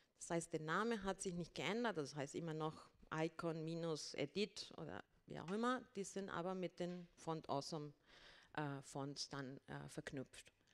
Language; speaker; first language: German; non-native, fluent; Spanish